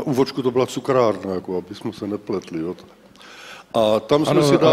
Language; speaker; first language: Czech; native; Czech